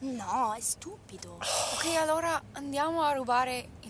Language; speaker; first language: Italian; non-native, learner; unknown